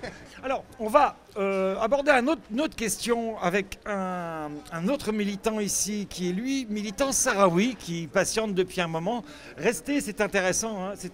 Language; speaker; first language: French; native; French